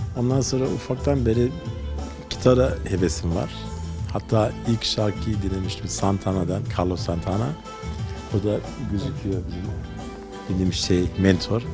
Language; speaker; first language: Turkish; early bilingual, heritage; Turkish